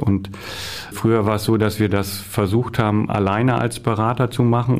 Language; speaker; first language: German; native; German